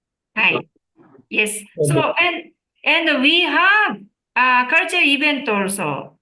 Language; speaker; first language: English; non-native, learner; Japanese